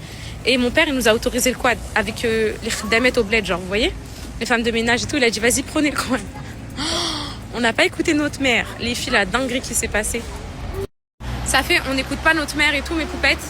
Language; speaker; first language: French; native; French